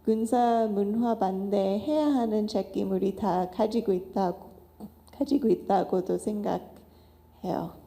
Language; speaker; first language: Korean; non-native, fluent; English